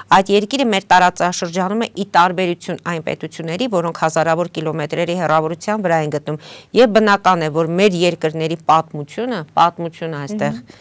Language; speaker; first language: Armenian; native; Armenian